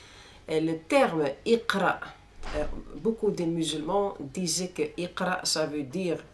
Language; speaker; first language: French; non-native, fluent; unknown